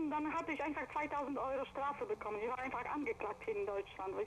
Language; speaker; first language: German; non-native, fluent; Polish